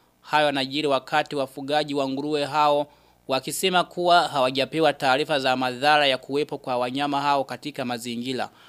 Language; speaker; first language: Swahili; non-native, local second language; Rundi